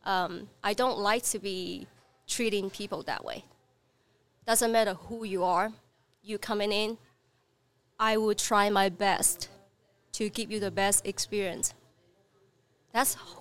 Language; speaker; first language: English; non-native, learner; Chinese